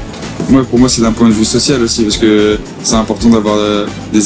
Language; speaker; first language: French; native; French